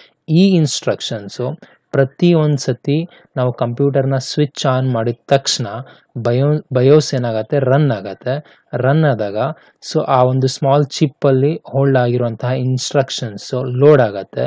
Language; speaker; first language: Kannada; native; Kannada